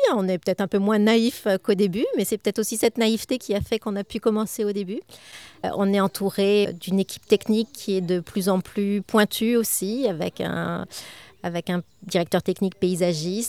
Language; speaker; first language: French; native; French